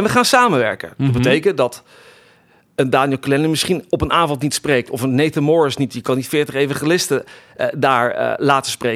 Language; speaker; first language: Dutch; native; Dutch